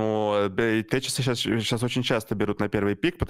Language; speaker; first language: Russian; native; Russian